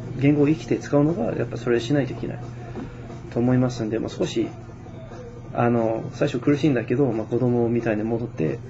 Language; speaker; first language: Japanese; non-native, fluent; English